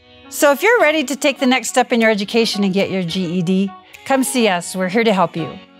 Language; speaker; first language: English; native; English